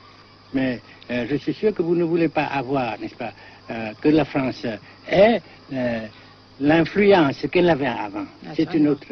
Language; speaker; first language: French; non-native, fluent; Vietnamese